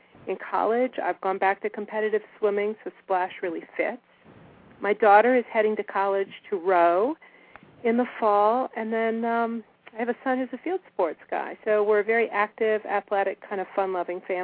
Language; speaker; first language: English; native; English